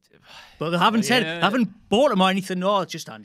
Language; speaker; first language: English; native; English